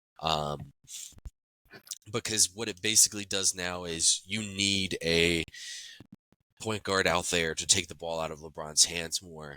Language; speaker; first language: English; native; English